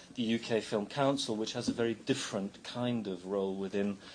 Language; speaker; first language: English; native; English